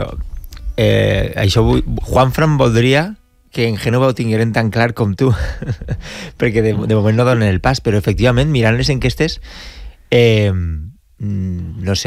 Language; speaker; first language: Catalan; native; Catalan